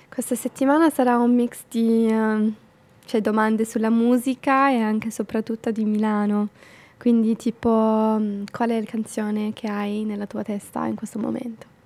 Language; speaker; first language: Italian; non-native, fluent; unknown